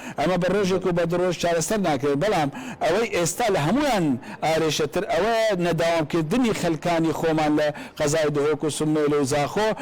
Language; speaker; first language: Central Kurdish; non-native, local second language; Kurdish